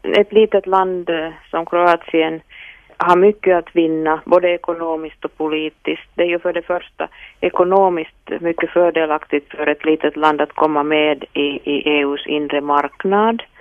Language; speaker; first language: Swedish; non-native, local second language; Finnish